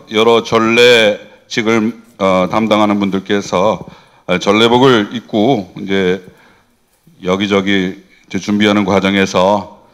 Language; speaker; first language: Korean; non-native, fluent; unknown